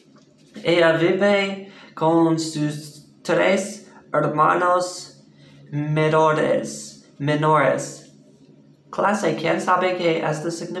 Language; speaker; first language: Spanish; non-native, learner; English